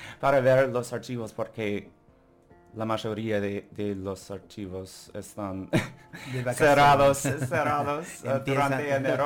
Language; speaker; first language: Spanish; non-native, learner; English